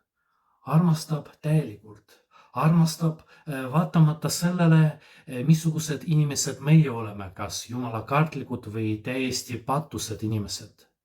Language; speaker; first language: Estonian; non-native, fluent; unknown